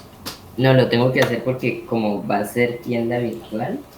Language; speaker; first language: Spanish; native; Spanish